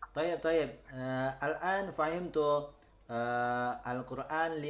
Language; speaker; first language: Arabic; non-native, learner; Indonesian